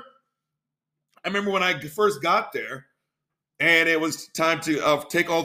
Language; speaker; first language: English; native; English